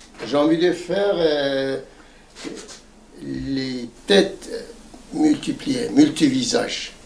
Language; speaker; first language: French; non-native, fluent; Turkish